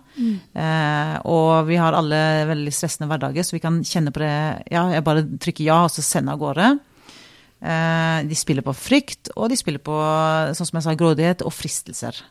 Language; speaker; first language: Norwegian; native; Norwegian